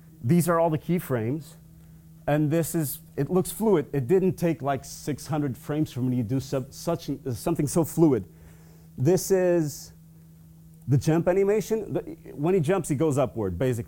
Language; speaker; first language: English; non-native, fluent; Portuguese